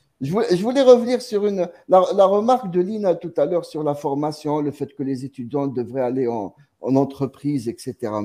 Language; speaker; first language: French; non-native, local second language; Arabic